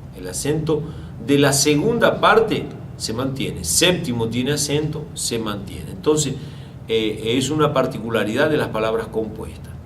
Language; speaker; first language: Spanish; non-native, fluent; Portuguese